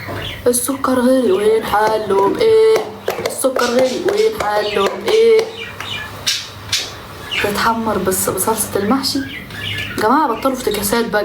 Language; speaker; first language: Arabic; native; Arabic